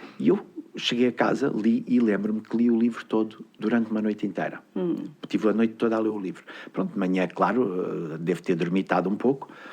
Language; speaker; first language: Portuguese; native; Portuguese